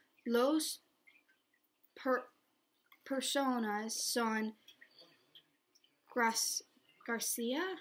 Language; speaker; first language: Spanish; non-native, learner; English